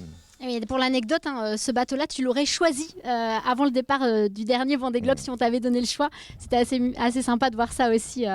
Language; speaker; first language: French; native; French